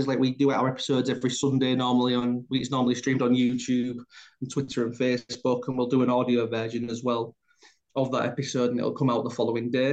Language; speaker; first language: English; native; English